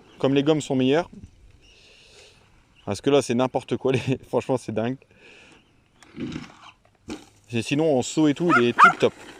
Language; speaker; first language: French; native; French